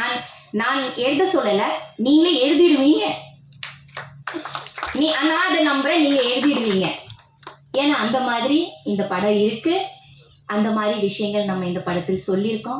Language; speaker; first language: Tamil; non-native, fluent; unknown